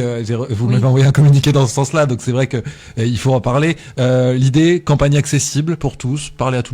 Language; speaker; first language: French; native; French